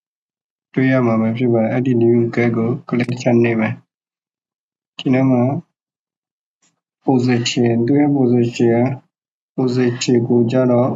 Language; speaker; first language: Burmese; native; Burmese